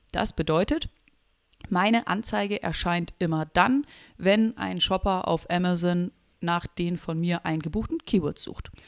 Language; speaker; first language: German; native; German